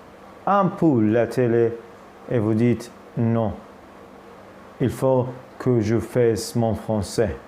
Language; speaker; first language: French; non-native, fluent; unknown